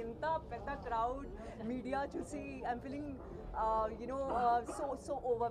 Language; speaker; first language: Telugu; non-native, learner; Hindi